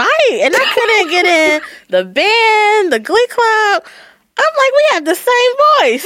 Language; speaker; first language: English; native; English